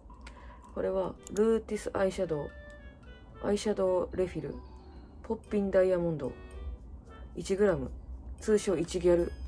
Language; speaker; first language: Japanese; native; Japanese